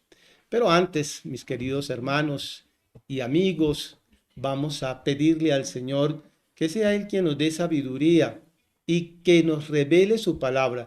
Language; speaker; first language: Spanish; native; Spanish